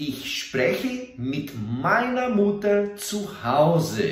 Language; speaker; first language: German; non-native, fluent; Portuguese